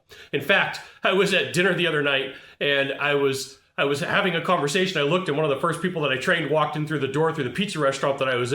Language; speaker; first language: English; native; English